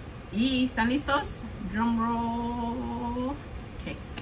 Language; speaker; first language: Spanish; early bilingual, heritage; Spanish